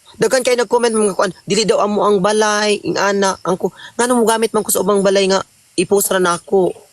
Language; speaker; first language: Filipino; non-native, local second language; Cebuano